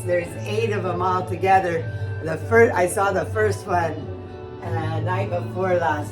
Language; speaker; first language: English; native; English